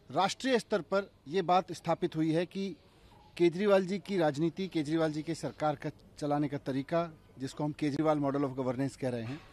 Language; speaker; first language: Hindi; native; Hindi